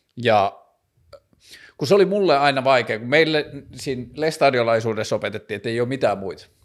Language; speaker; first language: Finnish; native; Finnish